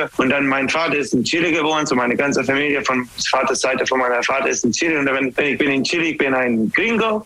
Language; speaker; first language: German; non-native, fluent; English